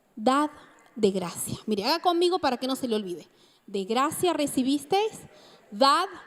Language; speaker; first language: Spanish; native; Spanish